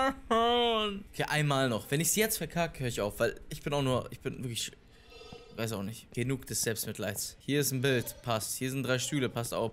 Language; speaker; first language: German; native; German